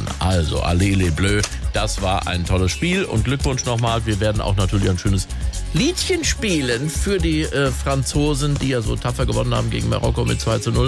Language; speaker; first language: German; native; German